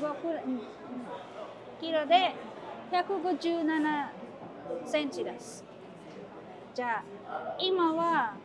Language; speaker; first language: Japanese; non-native, fluent; Filipino